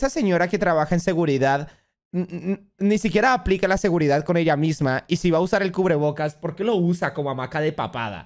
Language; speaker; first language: Spanish; native; Spanish